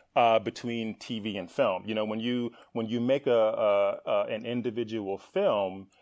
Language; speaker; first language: English; native; English